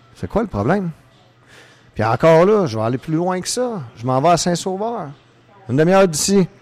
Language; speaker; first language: French; native; French